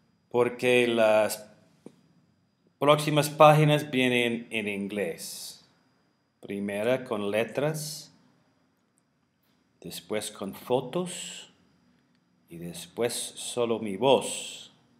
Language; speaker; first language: Spanish; non-native, fluent; English